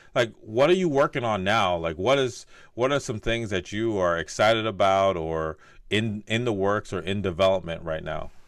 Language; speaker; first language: English; native; English